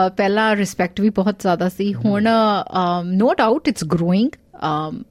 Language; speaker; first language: Punjabi; early bilingual, heritage; Punjabi